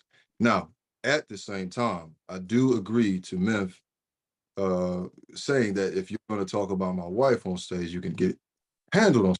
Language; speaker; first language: English; native; English